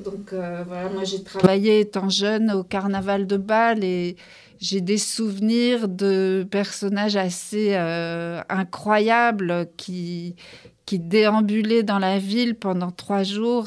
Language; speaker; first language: French; native; French